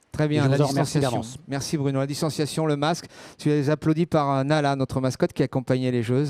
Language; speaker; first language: French; native; French